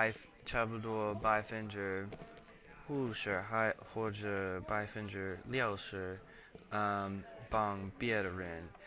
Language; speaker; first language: Chinese; non-native, learner; English